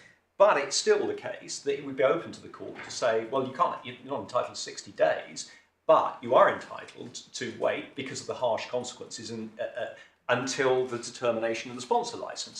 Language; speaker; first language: English; native; English